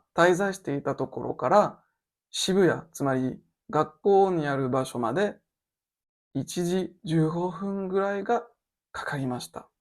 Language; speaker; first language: Japanese; non-native, learner; French